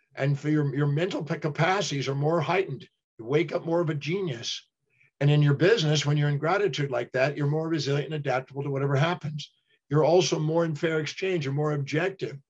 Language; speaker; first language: English; native; English